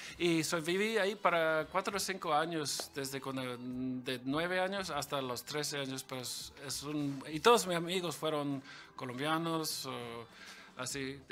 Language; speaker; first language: Spanish; early bilingual, other home language; English